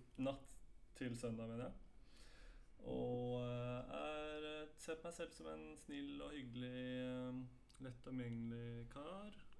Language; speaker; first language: Norwegian; native; Norwegian